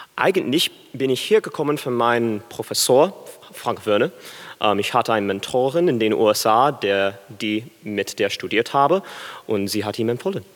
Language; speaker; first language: German; non-native, learner; English